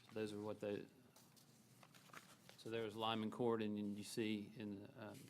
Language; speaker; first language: English; native; English